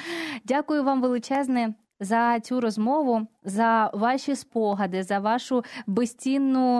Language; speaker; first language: Ukrainian; native; Ukrainian